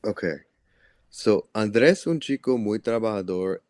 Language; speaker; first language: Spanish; non-native, learner; English